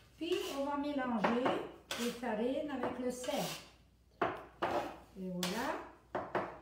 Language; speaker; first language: French; native; French